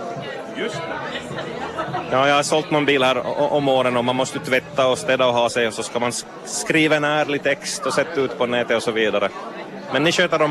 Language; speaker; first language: Swedish; native; Swedish